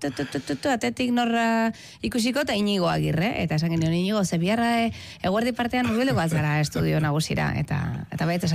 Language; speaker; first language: Basque; native; Basque